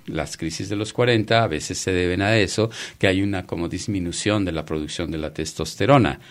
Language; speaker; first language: Spanish; native; Spanish